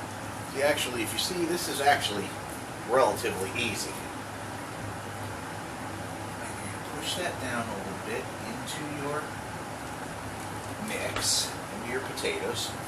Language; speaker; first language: English; native; English